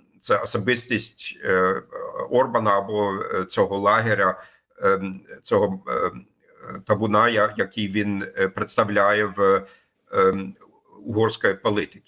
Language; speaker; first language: Ukrainian; non-native, fluent; German